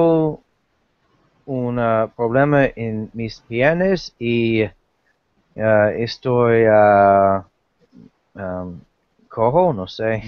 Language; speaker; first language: Spanish; non-native, learner; English